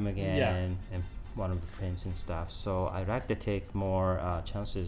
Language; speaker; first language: English; non-native, learner; Japanese